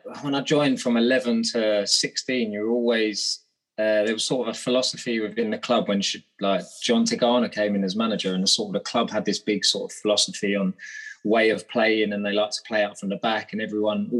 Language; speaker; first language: English; native; English